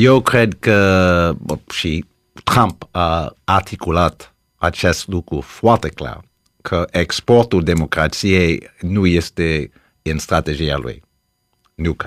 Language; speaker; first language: Romanian; early bilingual, heritage; Romanian